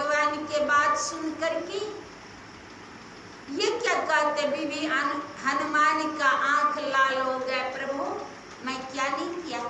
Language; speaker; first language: Hindi; native; Hindi